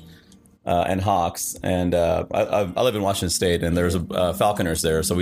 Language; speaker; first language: English; non-native, local second language; Sinhala